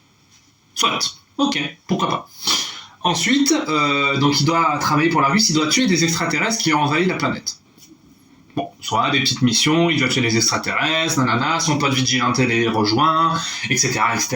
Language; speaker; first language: French; native; French